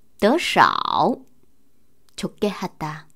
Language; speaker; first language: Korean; non-native, fluent; Chinese